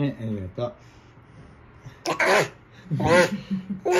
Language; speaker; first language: Japanese; native; Japanese